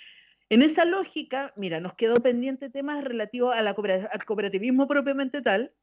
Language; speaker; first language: Spanish; native; Spanish